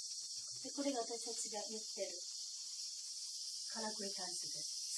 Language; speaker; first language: Japanese; native; Japanese